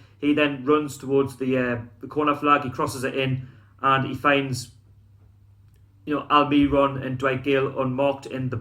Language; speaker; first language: English; native; English